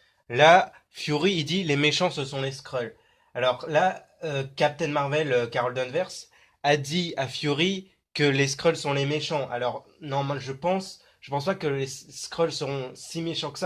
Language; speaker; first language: French; native; French